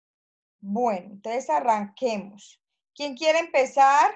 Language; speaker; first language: Spanish; native; Spanish